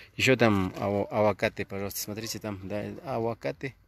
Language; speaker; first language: Russian; non-native, learner; Spanish